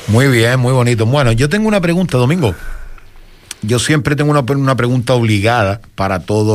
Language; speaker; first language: Spanish; native; Spanish